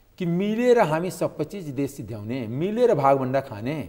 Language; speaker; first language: Nepali; non-native, local second language; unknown